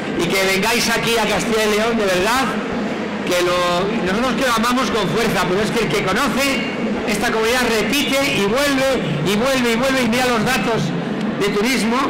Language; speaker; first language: Spanish; native; Spanish